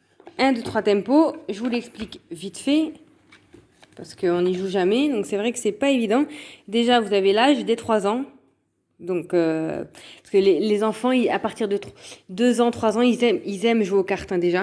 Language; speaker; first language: French; native; French